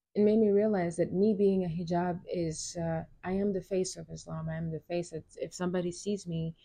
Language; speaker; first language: English; early bilingual, other home language; Wolof